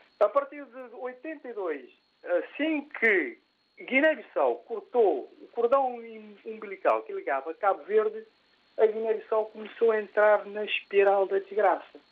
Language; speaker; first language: Portuguese; non-native, local second language; Kabuverdianu